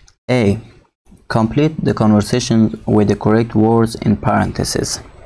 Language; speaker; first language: English; non-native, fluent; Persian